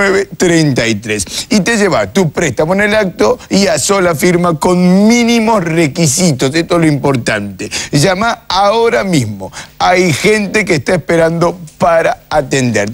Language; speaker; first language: Spanish; native; Spanish